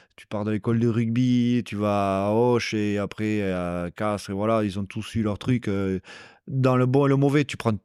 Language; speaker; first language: French; native; French